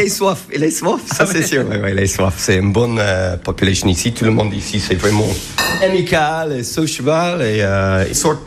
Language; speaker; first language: French; non-native, learner; English